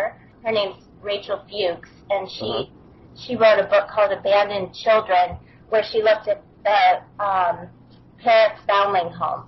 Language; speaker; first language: English; native; English